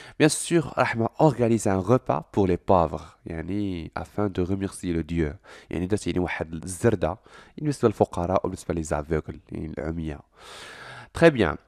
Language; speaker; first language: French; non-native, local second language; Arabic